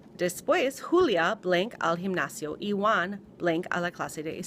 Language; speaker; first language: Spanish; non-native, fluent; English